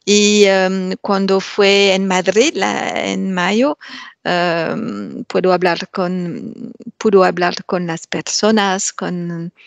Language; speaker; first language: Spanish; non-native, learner; French